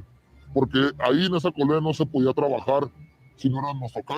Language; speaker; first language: Spanish; native; Spanish